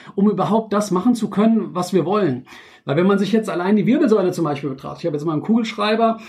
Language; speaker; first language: German; native; German